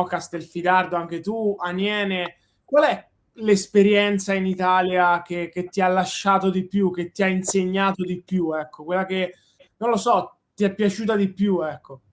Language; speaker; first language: Italian; native; Italian